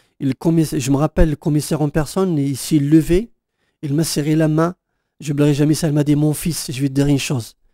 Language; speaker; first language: French; non-native, local second language; Kabyle